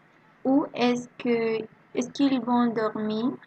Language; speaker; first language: French; non-native, learner; Spanish